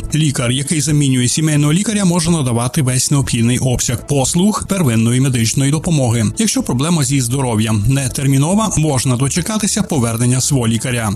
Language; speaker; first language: Ukrainian; non-native, local second language; Hungarian